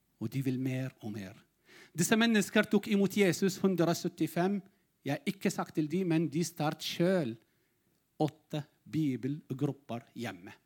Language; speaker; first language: Norwegian; non-native, learner; Arabic